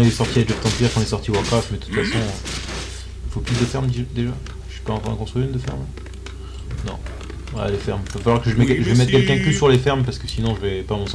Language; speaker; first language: French; native; French